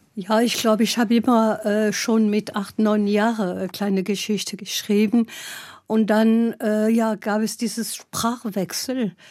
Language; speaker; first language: German; non-native, fluent; French